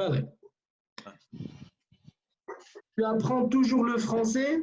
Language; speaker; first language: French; non-native, fluent; Kurdish